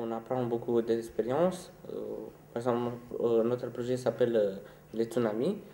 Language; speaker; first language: French; non-native, fluent; Romanian